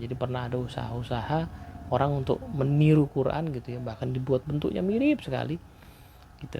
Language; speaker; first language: Indonesian; native; Indonesian